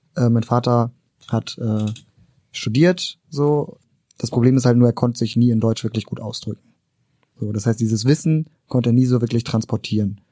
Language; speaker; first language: German; early bilingual, other home language; Turkish